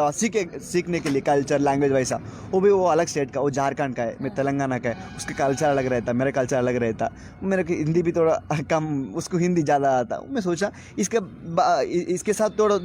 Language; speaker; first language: Hindi; non-native, local second language; Telugu